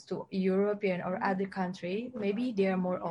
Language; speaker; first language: English; non-native, learner; Indonesian